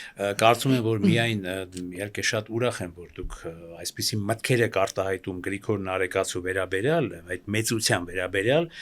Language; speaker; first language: Armenian; native; Armenian